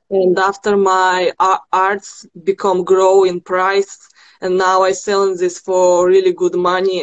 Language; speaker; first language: English; non-native, learner; Russian